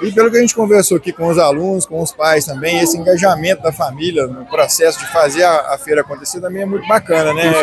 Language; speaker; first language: Portuguese; native; Portuguese